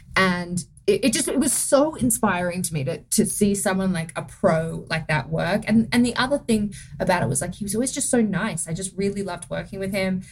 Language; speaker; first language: English; native; English